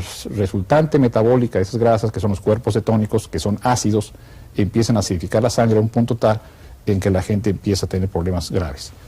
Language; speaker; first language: Spanish; native; Spanish